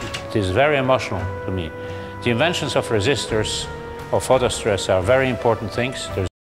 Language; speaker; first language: English; non-native, fluent; Polish